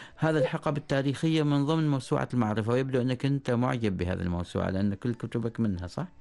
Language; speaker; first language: Arabic; native; Arabic